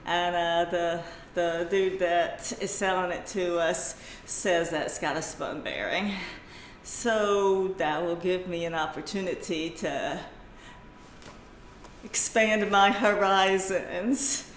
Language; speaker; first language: English; native; English